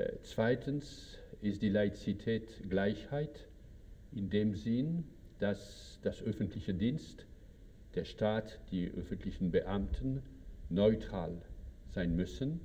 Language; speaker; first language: German; non-native, fluent; French